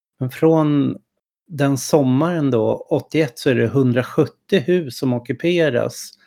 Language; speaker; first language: Swedish; native; Swedish